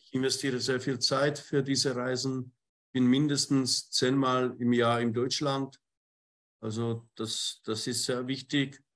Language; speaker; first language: German; non-native, fluent; Czech